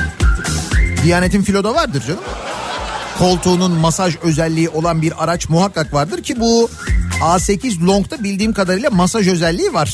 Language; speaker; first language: Turkish; native; Turkish